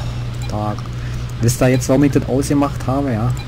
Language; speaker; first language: German; native; German